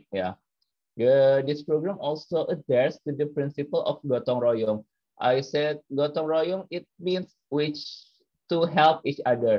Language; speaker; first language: English; non-native, learner; Indonesian